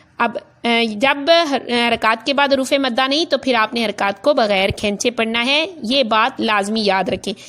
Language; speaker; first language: Urdu; non-native, local second language; Punjabi